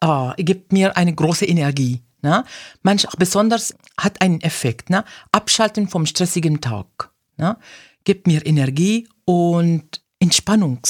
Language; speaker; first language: German; non-native, fluent; Arabic